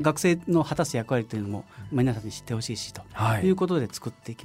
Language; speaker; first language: Japanese; native; Japanese